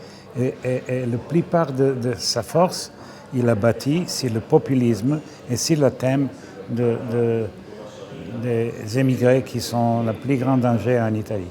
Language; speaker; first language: French; non-native, fluent; Serbian